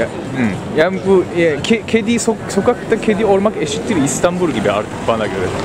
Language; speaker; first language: Turkish; non-native, fluent; Japanese